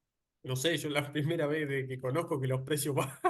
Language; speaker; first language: Spanish; native; Spanish